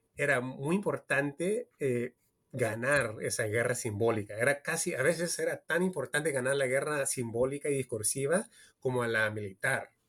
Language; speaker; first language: Spanish; early bilingual, heritage; Spanish